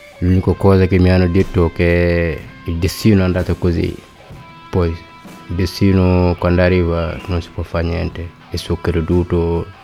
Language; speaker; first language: Italian; non-native, learner; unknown